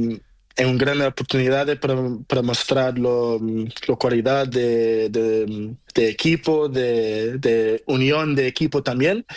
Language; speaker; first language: Spanish; non-native, learner; Portuguese